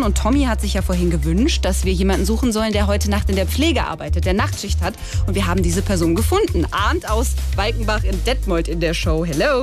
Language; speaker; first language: German; native; German